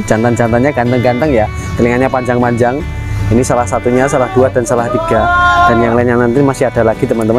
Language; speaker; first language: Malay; non-native, local second language; Javanese